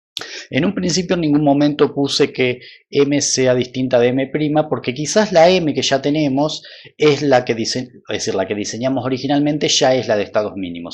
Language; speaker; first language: Spanish; native; Spanish